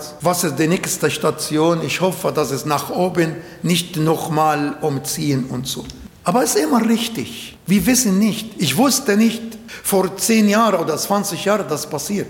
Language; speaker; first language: German; non-native, learner; Arabic